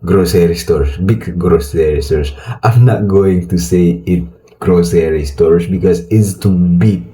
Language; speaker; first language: English; non-native, learner; Indonesian